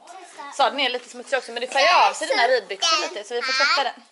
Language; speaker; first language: Swedish; native; Swedish